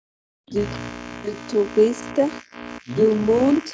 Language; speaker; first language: French; non-native, learner; Spanish